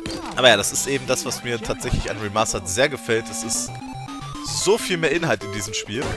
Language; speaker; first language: German; native; German